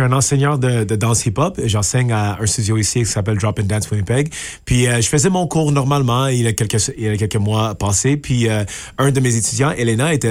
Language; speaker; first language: French; native; French